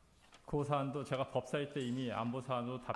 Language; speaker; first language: Korean; native; Korean